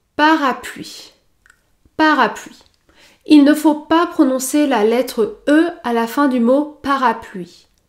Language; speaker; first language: French; native; French